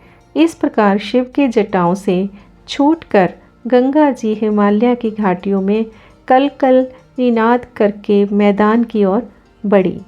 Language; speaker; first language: Hindi; native; Hindi